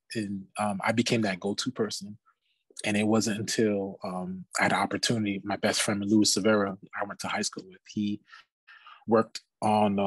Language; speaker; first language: English; native; English